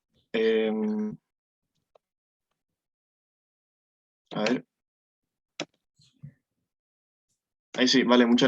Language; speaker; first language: Spanish; native; Spanish